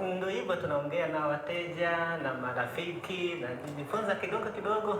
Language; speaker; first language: Swahili; non-native, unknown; Chinese